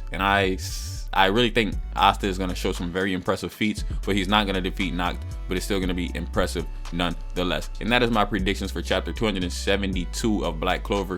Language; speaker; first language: English; native; English